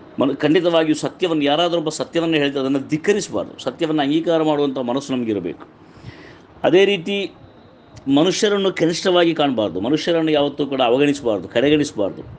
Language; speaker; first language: Kannada; non-native, local second language; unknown